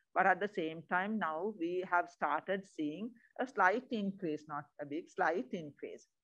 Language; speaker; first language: English; non-native, local second language; Sinhala